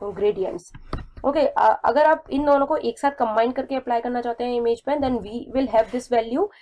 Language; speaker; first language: Hindi; native; Hindi